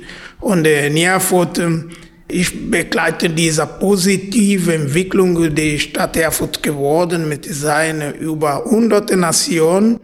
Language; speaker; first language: German; non-native, fluent; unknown